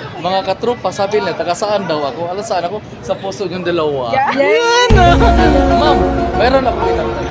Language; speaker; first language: Filipino; non-native, local second language; Cebuano